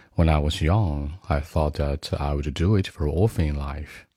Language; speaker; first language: English; non-native, learner; Chinese